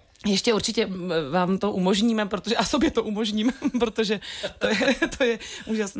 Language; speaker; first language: Czech; native; Czech